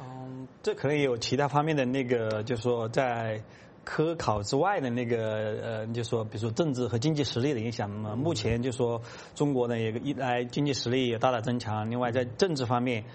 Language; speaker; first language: Chinese; native; Chinese